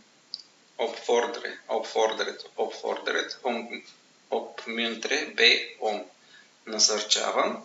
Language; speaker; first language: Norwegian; non-native, fluent; Bulgarian